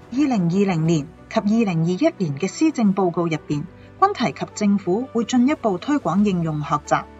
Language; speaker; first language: Chinese; non-native, local second language; Cantonese